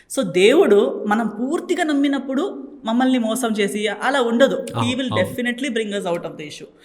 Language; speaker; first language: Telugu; non-native, fluent; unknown